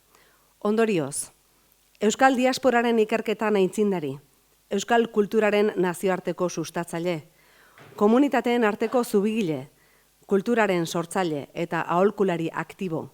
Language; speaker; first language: Basque; native; Basque